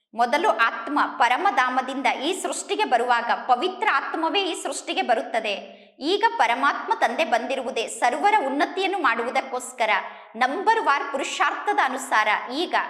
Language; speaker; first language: Kannada; native; Kannada